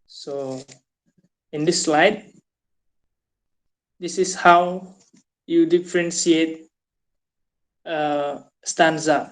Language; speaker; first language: English; non-native, fluent; Indonesian